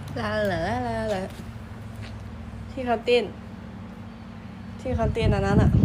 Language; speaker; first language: Thai; non-native, local second language; Shan